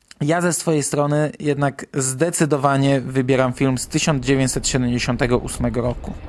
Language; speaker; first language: Polish; native; Polish